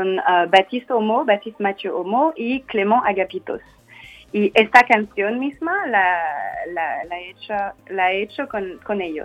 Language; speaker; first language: Spanish; non-native, fluent; French